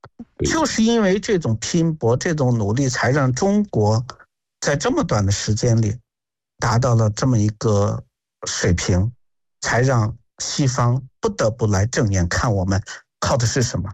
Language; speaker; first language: Chinese; native; Chinese